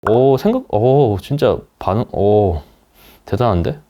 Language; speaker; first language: Korean; native; Korean